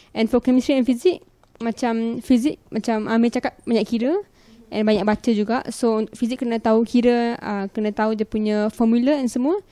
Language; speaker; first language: Malay; non-native, local second language; Punjabi